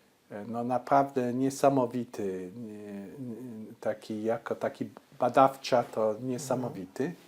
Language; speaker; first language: Polish; early bilingual, heritage; Polish